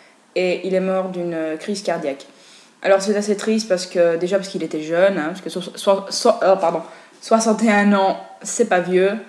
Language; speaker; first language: French; native; French